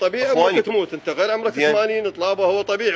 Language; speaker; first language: Arabic; native; Arabic